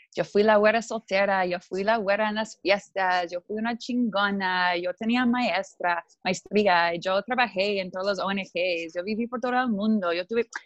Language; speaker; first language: Spanish; non-native, fluent; English